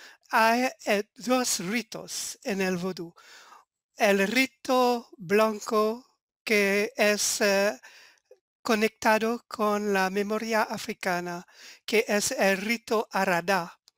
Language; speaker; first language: Spanish; non-native, fluent; French